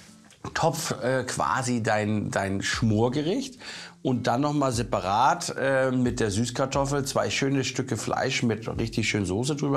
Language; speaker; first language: German; native; German